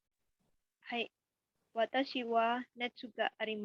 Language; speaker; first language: Japanese; non-native, learner; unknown